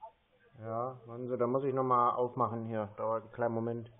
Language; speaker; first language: German; native; German